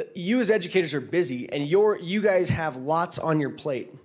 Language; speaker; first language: English; native; English